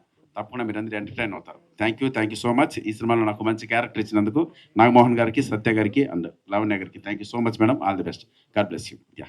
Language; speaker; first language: Telugu; native; Telugu